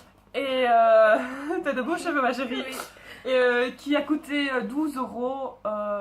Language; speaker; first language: French; native; French